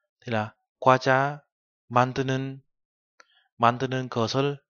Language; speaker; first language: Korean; non-native, fluent; Vietnamese